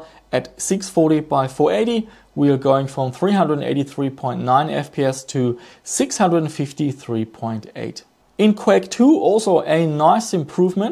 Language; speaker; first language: English; non-native, fluent; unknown